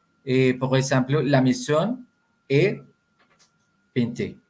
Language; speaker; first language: French; non-native, learner; Spanish